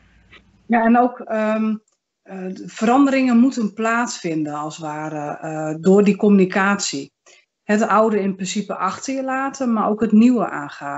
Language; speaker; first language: Dutch; native; Dutch